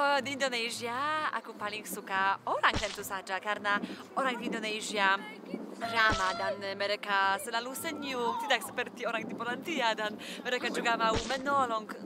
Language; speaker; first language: Indonesian; non-native, learner; Polish